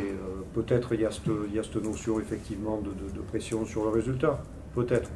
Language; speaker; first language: French; native; French